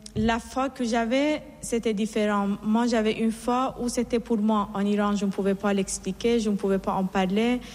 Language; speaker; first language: French; non-native, fluent; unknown